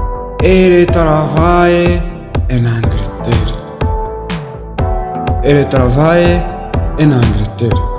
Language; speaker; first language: French; non-native, learner; Kinyarwanda